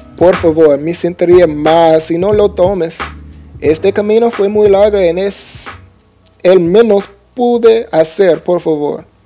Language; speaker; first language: Spanish; non-native, learner; English